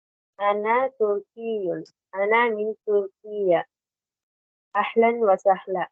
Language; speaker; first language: Arabic; non-native, learner; Tamil